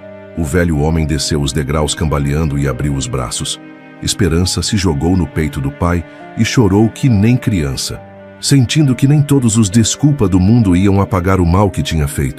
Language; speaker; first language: Portuguese; native; Portuguese